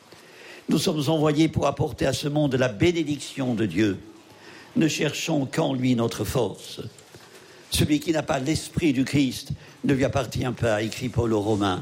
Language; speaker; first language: French; native; French